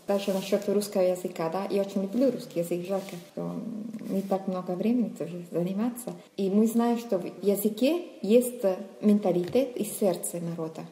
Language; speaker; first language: Russian; non-native, fluent; Italian